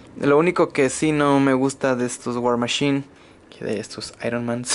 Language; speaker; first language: Spanish; native; Spanish